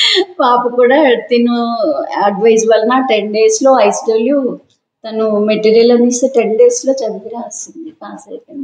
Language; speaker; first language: Telugu; native; Telugu